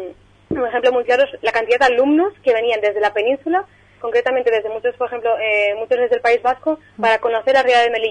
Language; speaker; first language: Spanish; native; Spanish